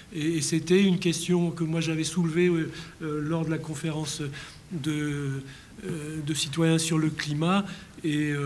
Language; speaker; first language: French; native; French